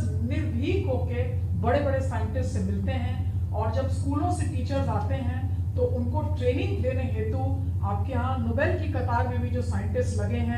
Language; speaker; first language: Hindi; native; Hindi